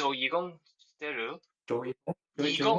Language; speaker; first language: Chinese; non-native, learner; Japanese